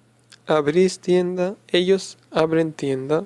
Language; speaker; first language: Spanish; non-native, learner; Urdu